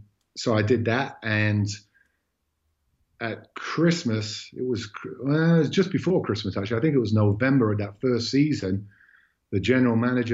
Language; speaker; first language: English; native; English